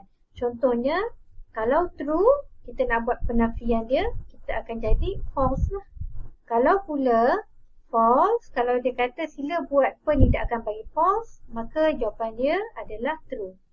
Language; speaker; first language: Malay; native; Malay